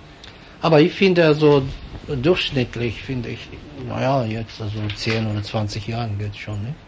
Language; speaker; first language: German; non-native, fluent; Japanese